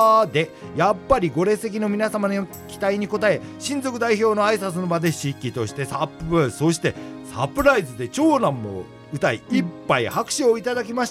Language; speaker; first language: Japanese; native; Japanese